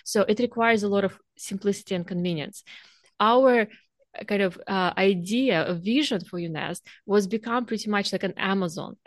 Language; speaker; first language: English; non-native, fluent; Russian